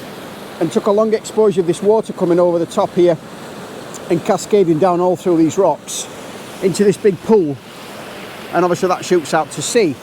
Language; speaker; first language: English; native; English